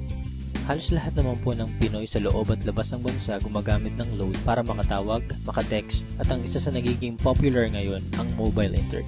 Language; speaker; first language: Filipino; native; Filipino